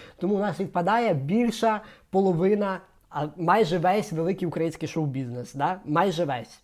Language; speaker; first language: Ukrainian; non-native, local second language; Russian